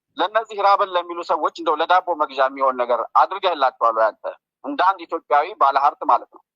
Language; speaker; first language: Amharic; native; Amharic